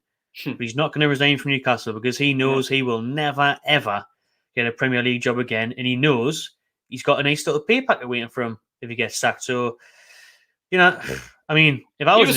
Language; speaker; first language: English; native; English